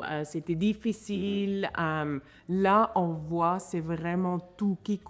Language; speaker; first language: French; non-native, fluent; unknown